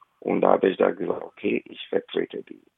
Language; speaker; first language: German; non-native, fluent; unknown